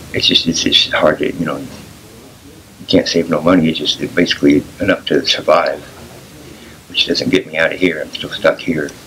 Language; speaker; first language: English; native; English